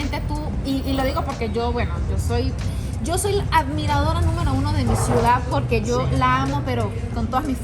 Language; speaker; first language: Spanish; native; Spanish